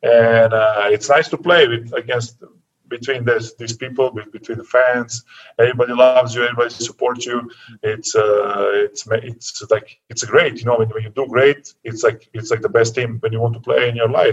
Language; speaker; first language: English; non-native, learner; Serbian